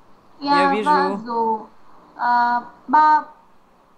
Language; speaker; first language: Russian; non-native, learner; Vietnamese